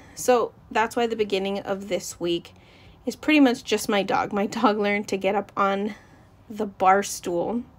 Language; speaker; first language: English; native; English